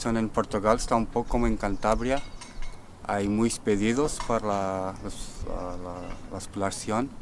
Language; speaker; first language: Spanish; non-native, fluent; Portuguese